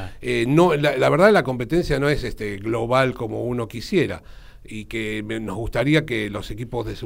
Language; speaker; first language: Spanish; native; Spanish